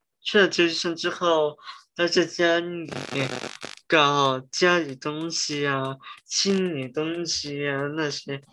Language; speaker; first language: Chinese; early bilingual, heritage; Chinese